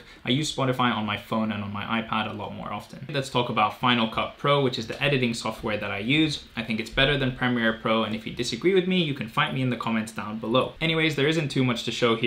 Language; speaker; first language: English; native; English